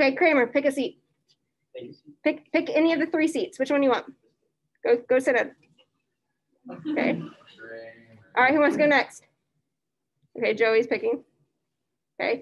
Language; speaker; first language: English; native; English